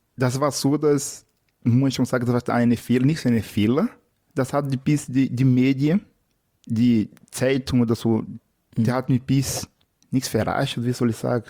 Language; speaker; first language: German; non-native, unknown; Portuguese